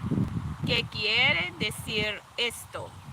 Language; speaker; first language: Spanish; non-native, learner; English